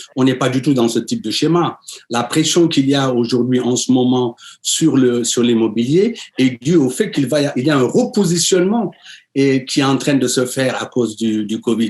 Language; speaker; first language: French; native; French